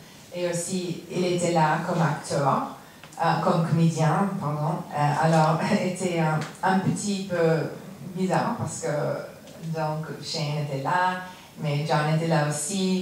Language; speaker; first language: French; non-native, learner; English